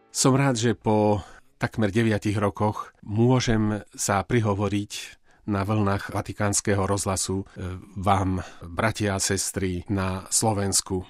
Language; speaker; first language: Slovak; native; Slovak